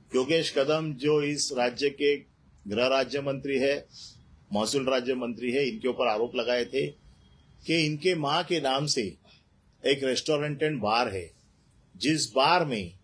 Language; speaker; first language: Hindi; non-native, local second language; Marathi